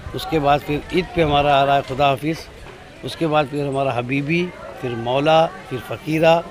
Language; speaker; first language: Hindi; native; Hindi